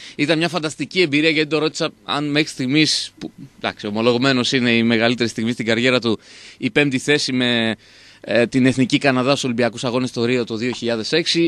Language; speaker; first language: Greek; native; Greek